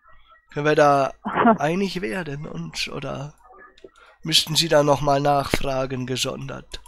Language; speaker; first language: German; native; German